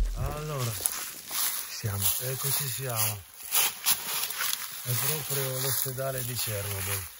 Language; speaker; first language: Italian; non-native, learner; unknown